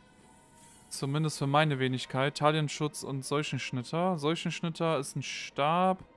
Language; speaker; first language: German; native; German